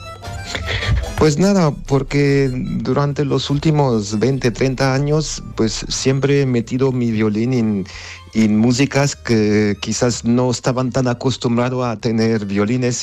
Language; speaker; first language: Spanish; non-native, fluent; Armenian